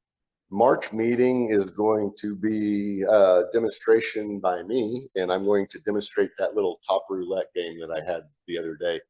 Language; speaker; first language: English; native; English